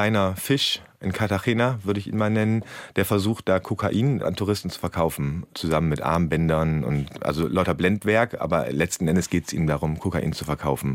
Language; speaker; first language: German; native; German